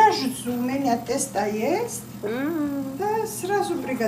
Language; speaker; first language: Russian; non-native, learner; Georgian